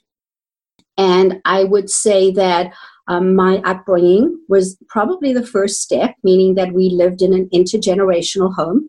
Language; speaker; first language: English; native; English